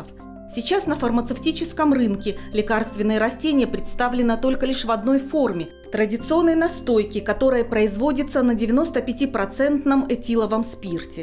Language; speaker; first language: Russian; native; Russian